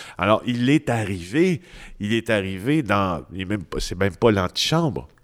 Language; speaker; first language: French; native; French